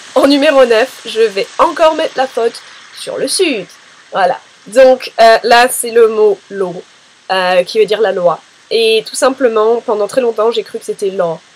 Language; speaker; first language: French; native; French